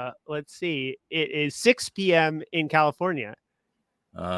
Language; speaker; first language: English; native; English